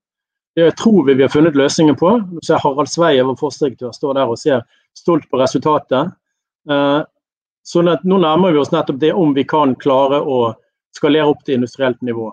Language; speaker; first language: Norwegian; native; Norwegian